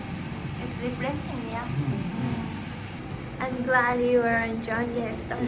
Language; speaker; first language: English; non-native, fluent; Japanese